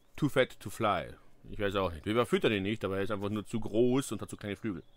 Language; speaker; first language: German; native; German